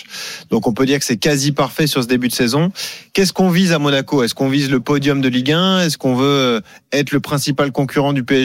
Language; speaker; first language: French; native; French